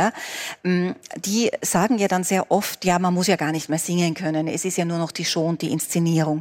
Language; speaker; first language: German; native; German